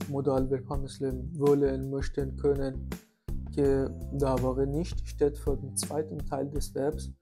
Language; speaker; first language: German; non-native, fluent; Persian